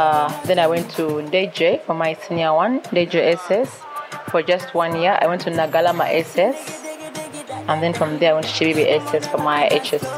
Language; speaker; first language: English; non-native, local second language; Ganda